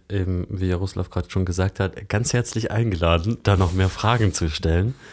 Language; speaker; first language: German; native; German